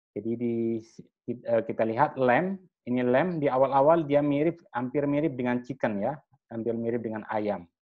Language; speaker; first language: Indonesian; non-native, local second language; Madurese